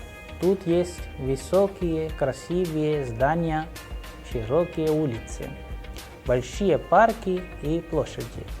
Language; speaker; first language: Russian; non-native, fluent; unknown